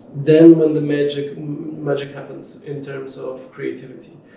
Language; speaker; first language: English; non-native, fluent; Polish